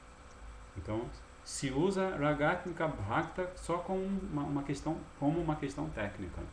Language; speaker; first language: Portuguese; native; Portuguese